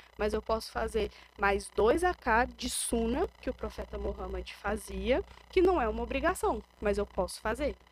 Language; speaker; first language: Portuguese; native; Portuguese